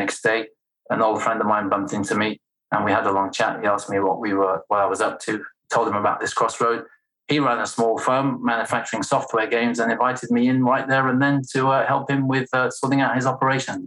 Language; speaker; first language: English; non-native, fluent; French